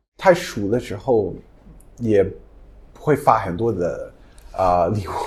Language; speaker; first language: Chinese; non-native, fluent; English